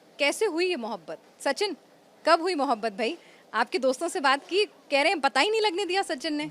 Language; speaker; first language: Hindi; native; Hindi